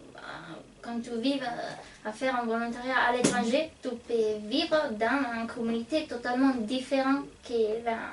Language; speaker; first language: French; non-native, fluent; Italian